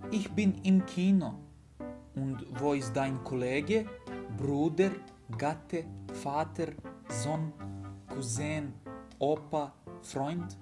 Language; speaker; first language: German; non-native, fluent; Serbian